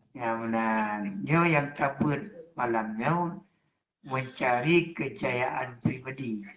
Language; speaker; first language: Malay; non-native, local second language; Achinese